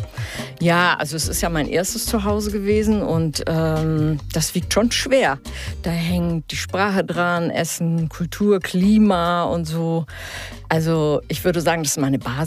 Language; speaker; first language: German; early bilingual, heritage; German